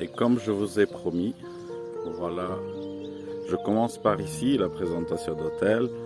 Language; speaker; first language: French; non-native, fluent; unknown